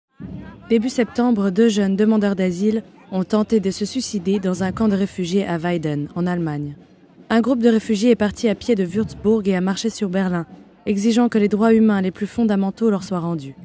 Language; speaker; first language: French; native; French